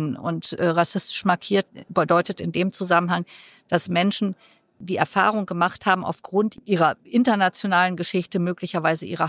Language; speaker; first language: German; native; German